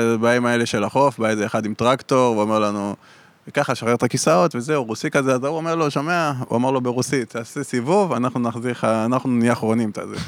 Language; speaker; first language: Hebrew; native; Hebrew